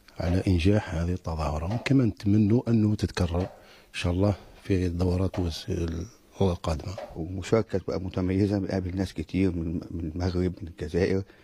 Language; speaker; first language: Arabic; native; Arabic